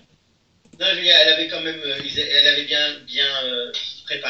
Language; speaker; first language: French; native; French